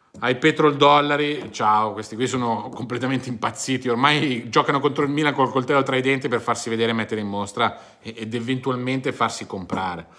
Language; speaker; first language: Italian; native; Italian